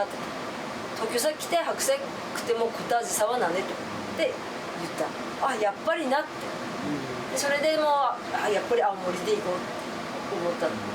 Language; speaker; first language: Japanese; native; Japanese